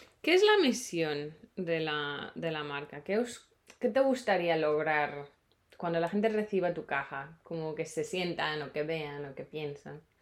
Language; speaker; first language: Spanish; non-native, fluent; English